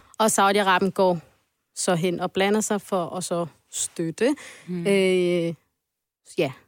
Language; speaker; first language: Danish; early bilingual, other home language; Arabic